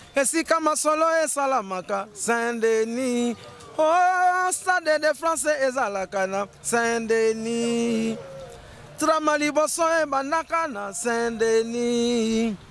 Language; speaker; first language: Lingala; native; Lingala